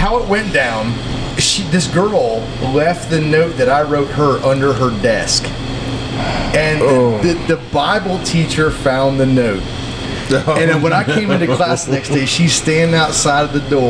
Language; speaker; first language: English; native; English